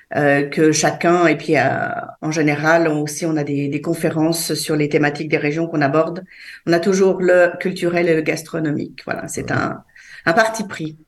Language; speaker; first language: French; early bilingual, other home language; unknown